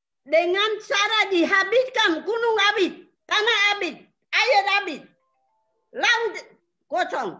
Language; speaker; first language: Indonesian; non-native, local second language; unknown